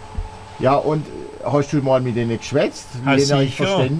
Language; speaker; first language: German; native; German